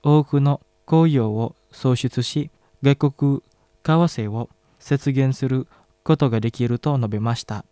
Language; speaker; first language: Japanese; non-native, fluent; Indonesian